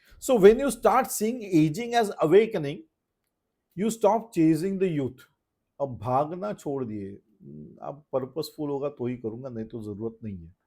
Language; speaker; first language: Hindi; non-native, local second language; Marathi